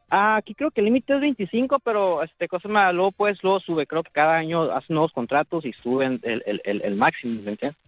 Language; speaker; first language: Spanish; native; Spanish